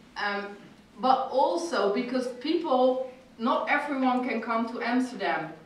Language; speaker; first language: English; non-native, fluent; Dutch